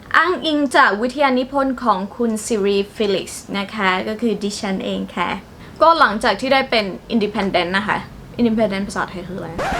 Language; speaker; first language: Thai; non-native, fluent; Burmese